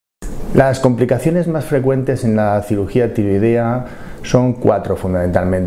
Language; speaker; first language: Spanish; native; Spanish